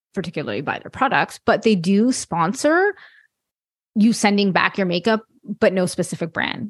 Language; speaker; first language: English; non-native, fluent; French